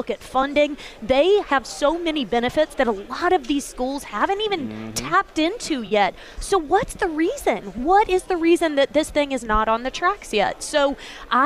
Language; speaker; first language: English; native; English